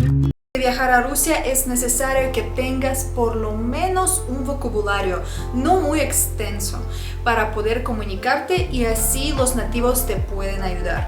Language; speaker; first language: Spanish; non-native, fluent; Russian